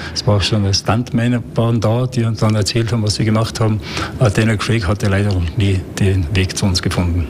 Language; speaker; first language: German; native; German